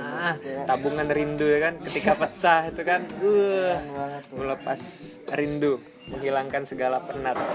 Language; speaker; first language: Indonesian; native; Indonesian